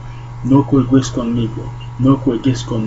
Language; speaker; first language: Spanish; non-native, learner; Haitian Creole